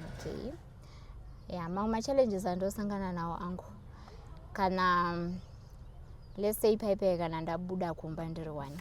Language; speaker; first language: Shona; non-native, local second language; North Ndebele